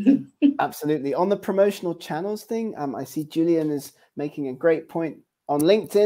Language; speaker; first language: English; native; English